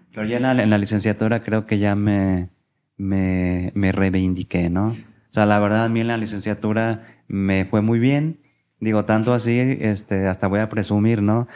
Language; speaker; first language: Spanish; native; Spanish